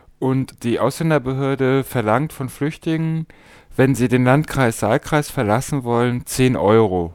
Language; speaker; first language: German; native; German